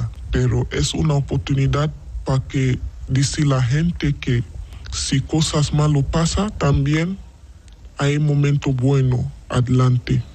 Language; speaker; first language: Spanish; non-native, learner; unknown